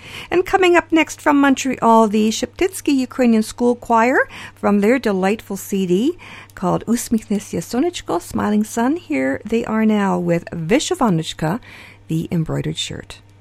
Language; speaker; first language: English; early bilingual, other home language; Ukrainian